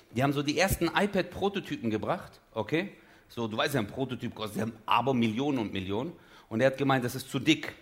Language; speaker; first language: German; early bilingual, other home language; Turkish